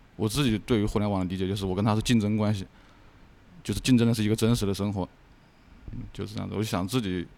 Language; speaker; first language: Chinese; native; Chinese